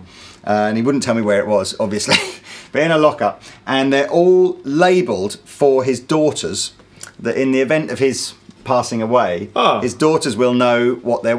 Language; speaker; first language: English; native; English